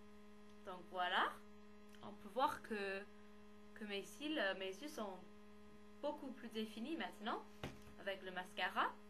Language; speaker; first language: French; non-native, learner; English